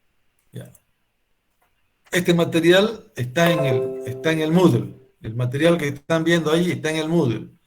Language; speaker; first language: Spanish; native; Spanish